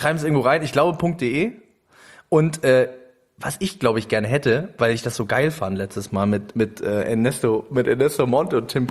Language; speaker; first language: German; native; German